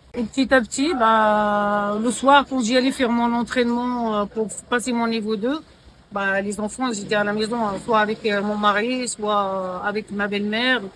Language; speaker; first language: French; non-native, local second language; Arabic